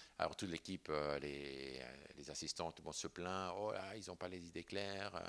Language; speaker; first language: French; non-native, fluent; Spanish